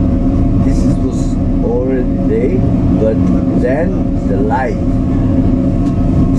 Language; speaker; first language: English; non-native, learner; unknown